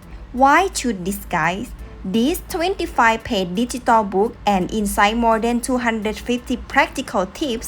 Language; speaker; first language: English; non-native, learner; Thai